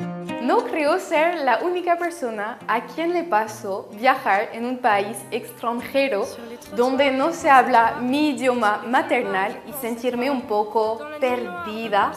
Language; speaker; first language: Spanish; non-native, fluent; French